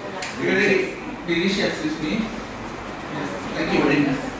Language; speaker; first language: English; non-native, learner; Thai